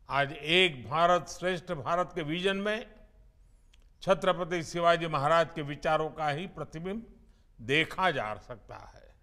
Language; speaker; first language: Hindi; non-native, local second language; Gujarati